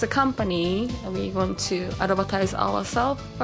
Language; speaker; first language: English; non-native, fluent; Japanese